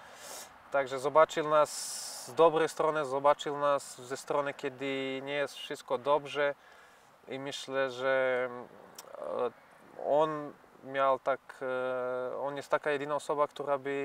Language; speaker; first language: Polish; non-native, fluent; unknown